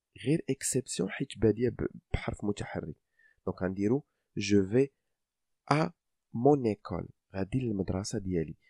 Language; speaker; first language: French; non-native, local second language; Arabic